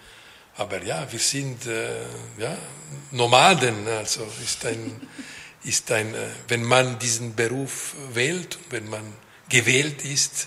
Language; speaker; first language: German; non-native, local second language; French